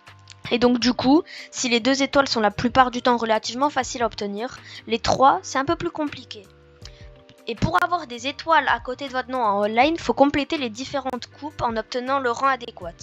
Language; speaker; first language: French; native; French